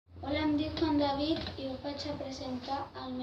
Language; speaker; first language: Catalan; non-native, learner; Spanish